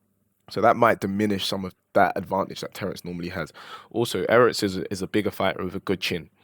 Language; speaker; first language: English; native; English